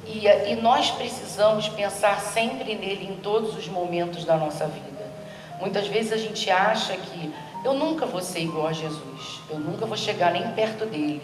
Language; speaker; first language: Portuguese; native; Portuguese